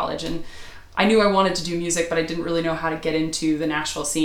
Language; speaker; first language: English; native; English